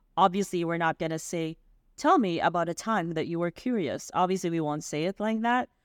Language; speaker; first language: English; non-native, local second language; Filipino